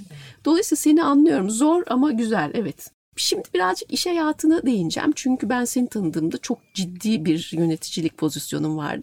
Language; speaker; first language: Turkish; native; Turkish